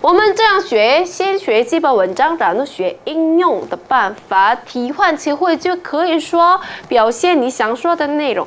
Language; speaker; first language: Chinese; non-native, fluent; Korean